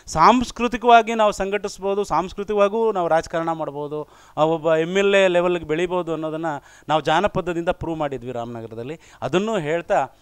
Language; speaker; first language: Kannada; non-native, local second language; Lambadi